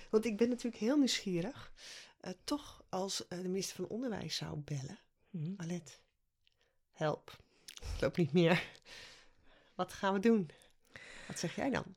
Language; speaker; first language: Dutch; native; Dutch